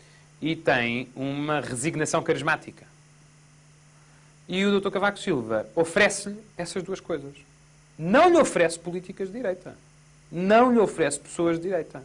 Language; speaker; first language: Portuguese; native; Portuguese